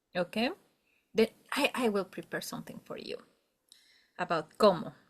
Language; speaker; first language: English; non-native, learner; Spanish